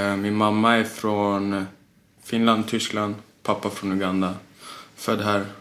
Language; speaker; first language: Swedish; early bilingual, other home language; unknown